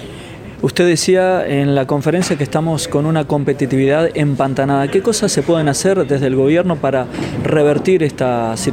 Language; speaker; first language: Spanish; native; Spanish